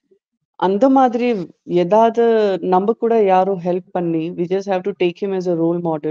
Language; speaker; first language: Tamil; non-native, fluent; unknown